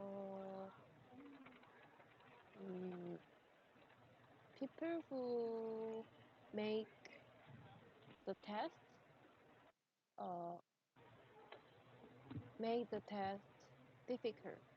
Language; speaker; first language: English; non-native, learner; Korean